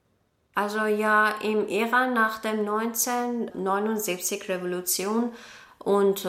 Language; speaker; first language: German; non-native, learner; Persian